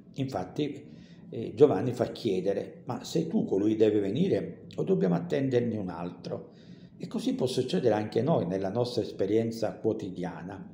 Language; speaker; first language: Italian; native; Italian